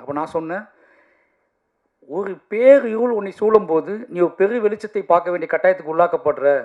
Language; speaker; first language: Tamil; native; Tamil